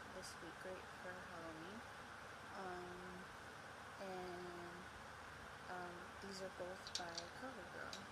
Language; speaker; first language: English; native; English